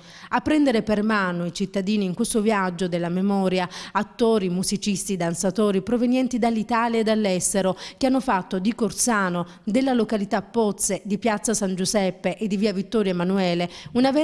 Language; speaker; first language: Italian; native; Italian